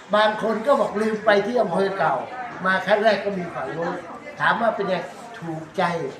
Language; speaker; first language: Thai; native; Thai